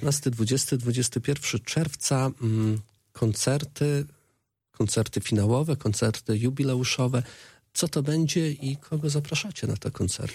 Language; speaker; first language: Polish; native; Polish